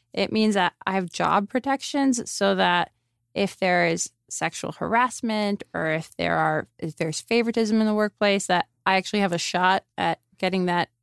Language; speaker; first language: English; native; English